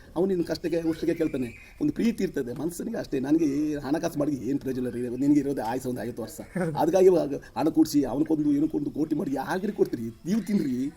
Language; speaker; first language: Kannada; native; Kannada